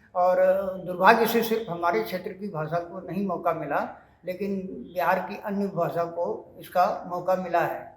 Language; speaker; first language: Hindi; native; Hindi